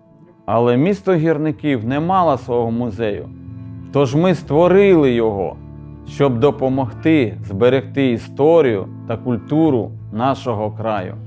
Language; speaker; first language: Ukrainian; native; Ukrainian